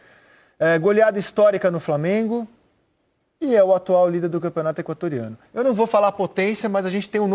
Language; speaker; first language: Portuguese; native; Portuguese